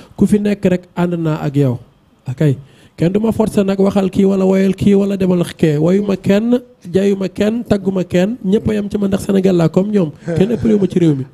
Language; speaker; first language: Wolof; non-native, local second language; Fula